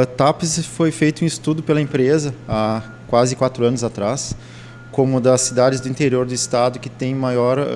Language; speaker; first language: Portuguese; native; Portuguese